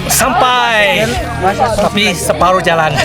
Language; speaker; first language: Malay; non-native, local second language; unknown